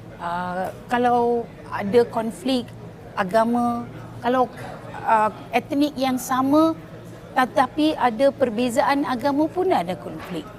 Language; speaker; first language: Malay; non-native, local second language; Tamil